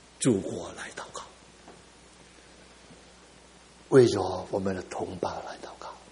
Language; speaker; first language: Chinese; early bilingual, heritage; Cantonese